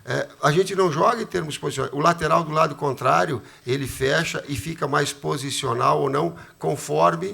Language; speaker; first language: Portuguese; native; Portuguese